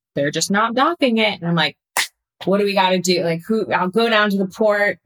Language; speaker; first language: English; native; English